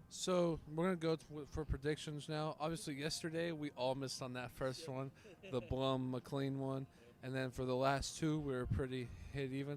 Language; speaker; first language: English; native; English